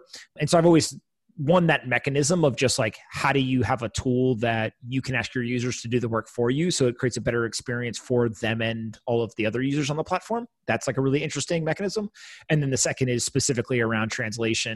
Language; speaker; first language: English; native; English